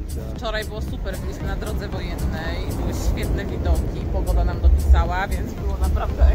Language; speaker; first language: Polish; native; Polish